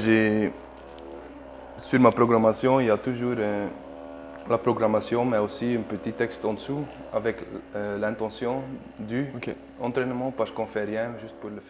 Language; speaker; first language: French; non-native, learner; Dutch